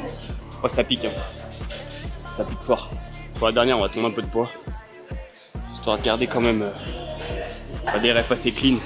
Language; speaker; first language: French; native; French